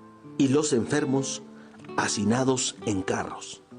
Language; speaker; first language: Spanish; native; Spanish